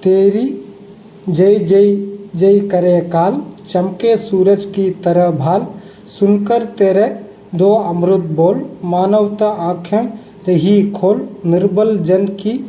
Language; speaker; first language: Hindi; non-native, local second language; Malayalam